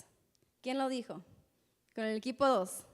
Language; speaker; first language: Spanish; native; Spanish